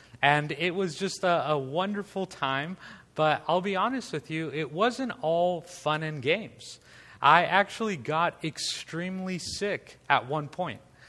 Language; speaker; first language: English; native; English